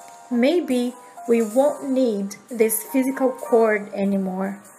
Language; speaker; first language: English; non-native, fluent; Portuguese